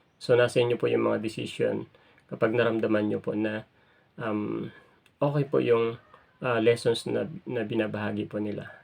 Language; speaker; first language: Filipino; native; Filipino